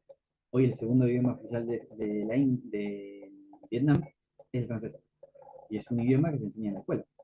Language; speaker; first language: Spanish; native; Spanish